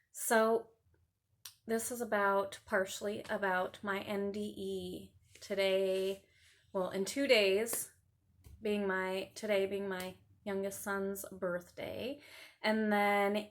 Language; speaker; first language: English; native; English